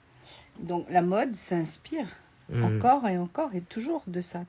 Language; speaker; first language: French; native; French